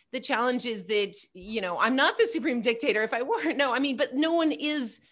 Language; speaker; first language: English; native; English